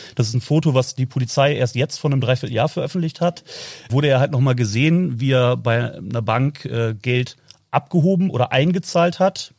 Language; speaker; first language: German; native; German